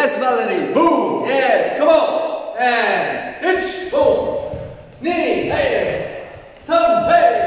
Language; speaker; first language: English; non-native, learner; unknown